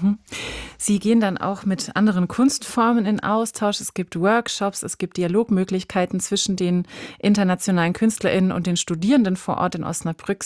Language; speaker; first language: German; native; German